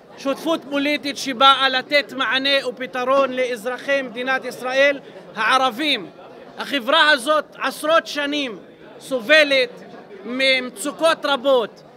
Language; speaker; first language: Hebrew; non-native, local second language; Arabic